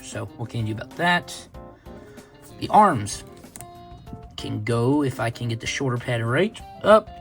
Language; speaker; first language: English; native; English